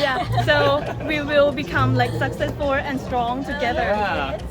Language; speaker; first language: English; non-native, learner; Thai